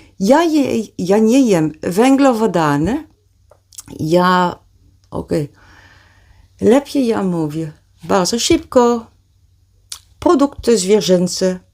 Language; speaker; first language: Polish; non-native, learner; Dutch